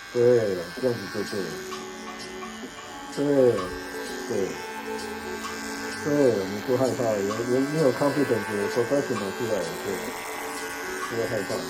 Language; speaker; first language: Chinese; native; Chinese